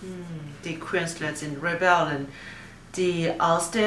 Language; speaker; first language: German; non-native, learner; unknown